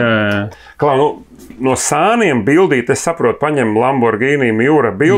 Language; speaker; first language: Latvian; native; Latvian